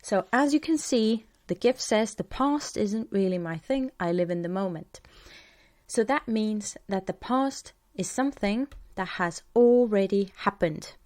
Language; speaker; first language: English; non-native, fluent; Estonian